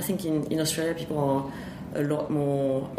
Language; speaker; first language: English; non-native, fluent; French